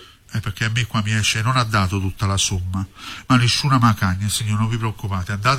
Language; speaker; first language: Italian; native; Italian